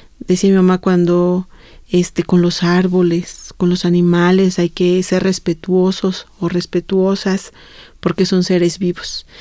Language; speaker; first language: Spanish; non-native, local second language; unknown